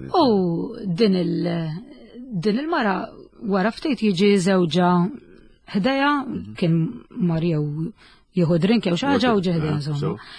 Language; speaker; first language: Maltese; native; Maltese